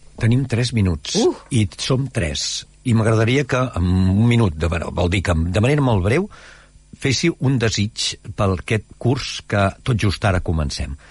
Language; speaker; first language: Catalan; native; Catalan